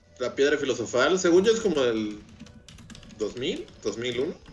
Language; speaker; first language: Spanish; native; Spanish